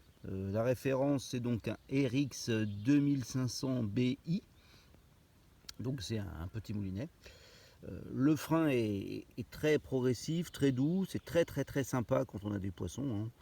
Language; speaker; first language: French; native; French